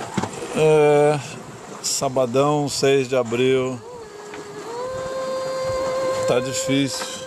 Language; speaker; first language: Portuguese; native; Portuguese